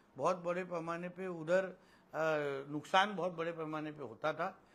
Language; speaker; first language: Hindi; non-native, local second language; Marathi